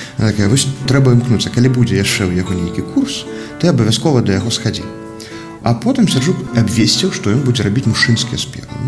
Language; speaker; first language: Belarusian; native; Belarusian